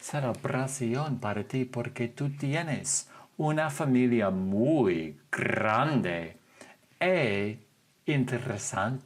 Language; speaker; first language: Spanish; non-native, fluent; English